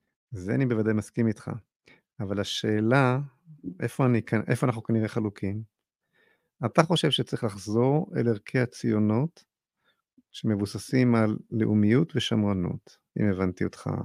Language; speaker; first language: Hebrew; native; Hebrew